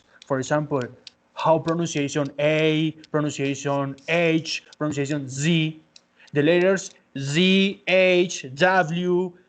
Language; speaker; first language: English; non-native, learner; Spanish